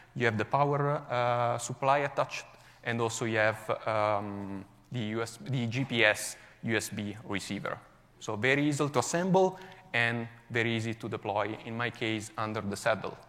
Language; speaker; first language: English; non-native, fluent; Italian